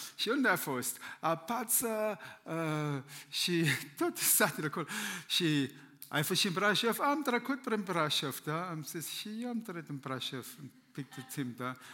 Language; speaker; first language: Romanian; non-native, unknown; German